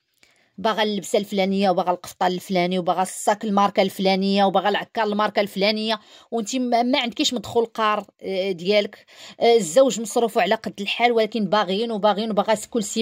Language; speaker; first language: Arabic; native; Arabic